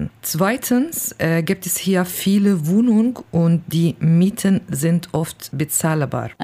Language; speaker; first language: German; non-native, fluent; Kurdish